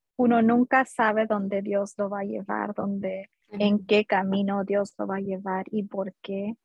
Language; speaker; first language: Spanish; early bilingual, heritage; Spanish